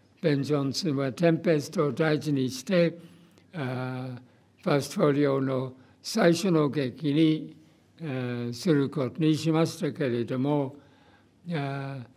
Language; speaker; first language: Japanese; non-native, fluent; English